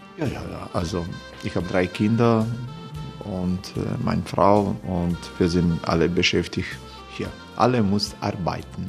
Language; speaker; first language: German; non-native, learner; Croatian